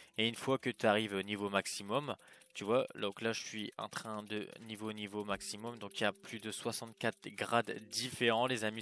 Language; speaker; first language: French; native; French